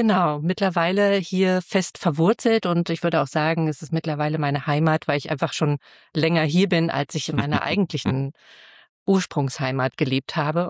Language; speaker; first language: German; native; German